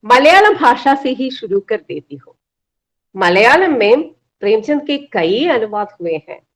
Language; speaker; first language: Hindi; non-native, local second language; Malayalam